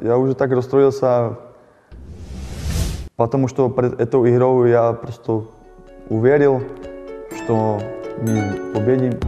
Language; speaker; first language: Russian; non-native, learner; Slovak